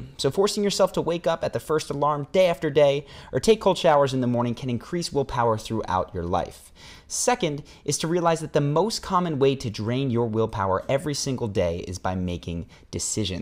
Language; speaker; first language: English; native; English